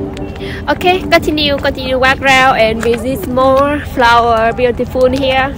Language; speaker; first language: English; non-native, learner; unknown